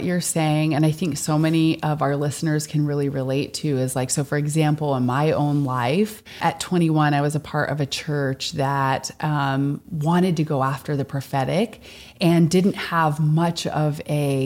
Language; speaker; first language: English; native; English